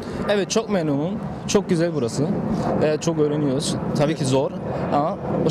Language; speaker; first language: Turkish; early bilingual, heritage; Turkish